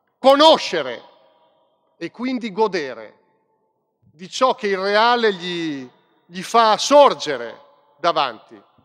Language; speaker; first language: Italian; native; Italian